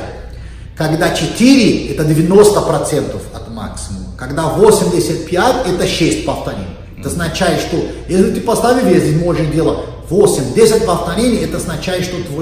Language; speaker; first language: Russian; non-native, learner; Portuguese